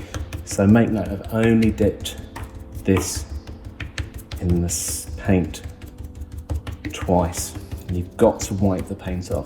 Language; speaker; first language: English; native; English